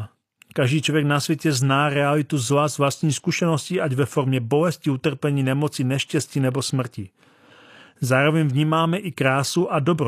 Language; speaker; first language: Czech; native; Czech